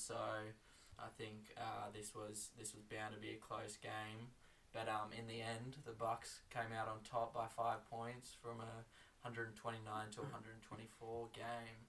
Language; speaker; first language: English; native; English